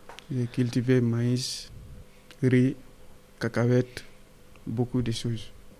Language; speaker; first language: French; non-native, learner; Fula